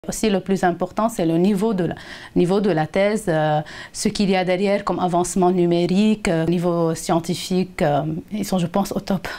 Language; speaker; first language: French; non-native, local second language; Arabic